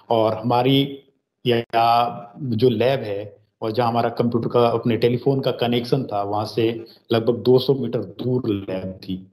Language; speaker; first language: Hindi; native; Hindi